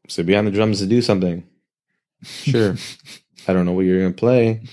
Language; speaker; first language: English; native; English